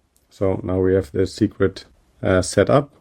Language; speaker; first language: English; non-native, fluent; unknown